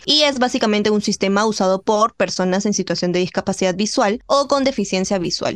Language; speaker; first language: Spanish; native; Spanish